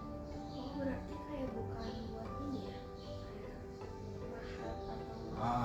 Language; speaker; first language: Indonesian; native; Indonesian